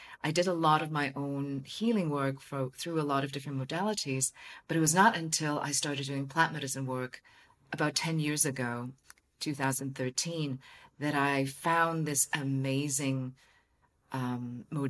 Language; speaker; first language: English; non-native, local second language; Cantonese